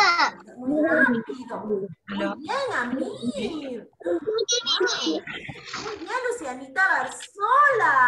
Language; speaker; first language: Spanish; native; Spanish